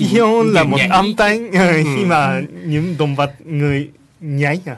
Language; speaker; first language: Vietnamese; non-native, learner; Japanese